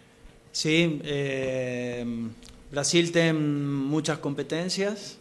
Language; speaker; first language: Portuguese; non-native, learner; Spanish